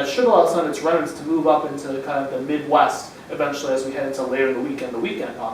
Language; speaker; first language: English; native; English